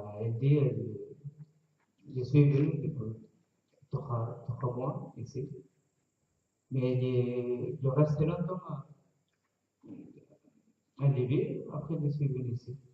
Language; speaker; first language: French; non-native, learner; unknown